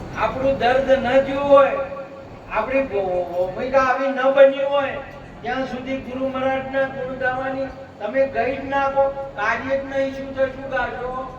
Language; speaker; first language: Gujarati; non-native, local second language; Marwari